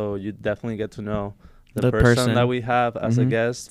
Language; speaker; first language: English; non-native, fluent; Spanish